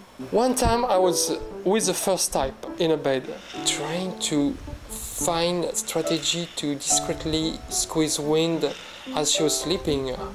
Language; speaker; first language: English; non-native, fluent; French